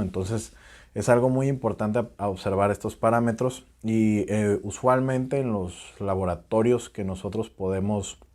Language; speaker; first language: Spanish; native; Spanish